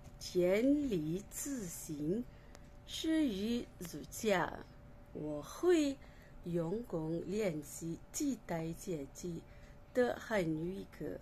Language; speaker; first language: Chinese; non-native, learner; Malay